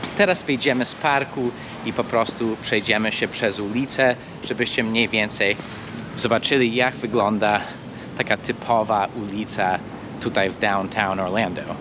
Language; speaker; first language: Polish; non-native, fluent; English